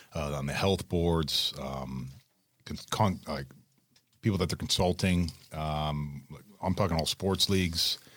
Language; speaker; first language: English; native; English